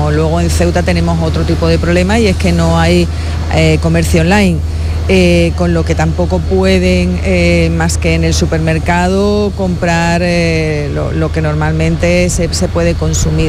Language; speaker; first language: Spanish; native; Spanish